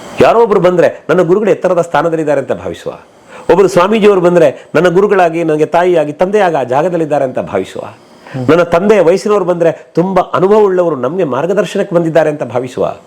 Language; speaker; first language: Kannada; native; Kannada